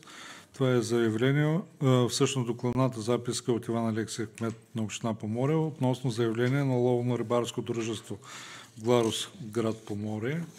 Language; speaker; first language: Bulgarian; native; Bulgarian